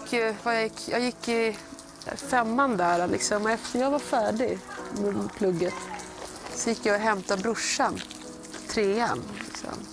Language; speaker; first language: Swedish; early bilingual, other home language; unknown